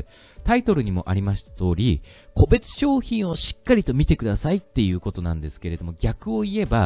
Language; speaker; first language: Japanese; native; Japanese